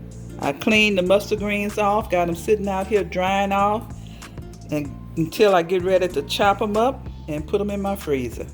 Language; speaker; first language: English; native; English